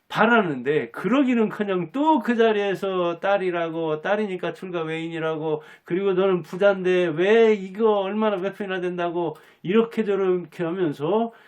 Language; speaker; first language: Korean; native; Korean